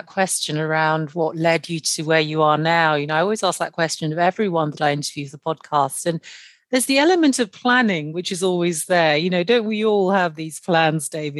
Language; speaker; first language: English; non-native, local second language; Yoruba